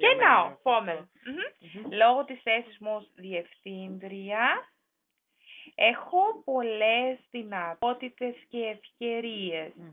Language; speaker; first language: Greek; non-native, learner; German